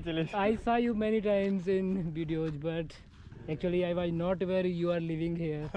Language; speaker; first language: English; non-native, learner; Hindi